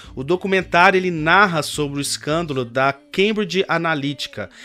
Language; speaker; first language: Portuguese; native; Portuguese